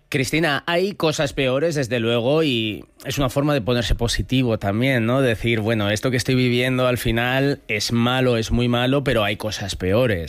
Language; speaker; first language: Spanish; native; Spanish